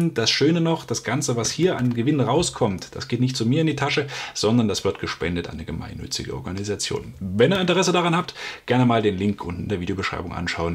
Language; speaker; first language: German; native; German